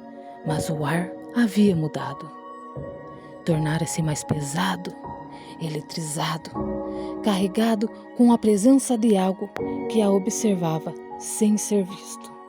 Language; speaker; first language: Portuguese; native; Portuguese